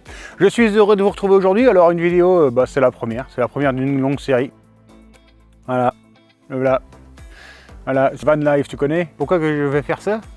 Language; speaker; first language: French; native; French